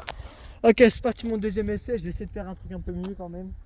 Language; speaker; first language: French; native; French